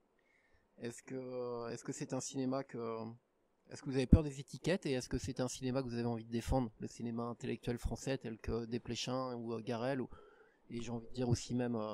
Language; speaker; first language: French; native; French